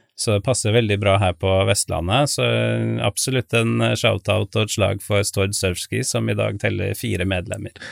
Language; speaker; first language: Norwegian; native; Norwegian